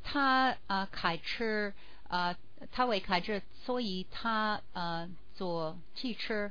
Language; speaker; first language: Chinese; non-native, learner; English